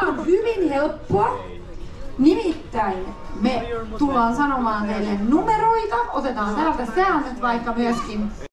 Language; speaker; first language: Finnish; native; Finnish